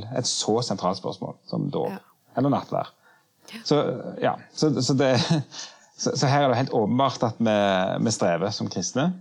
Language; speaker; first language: Norwegian; native; Norwegian